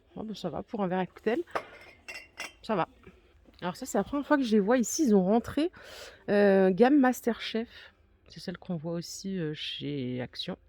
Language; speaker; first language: French; native; French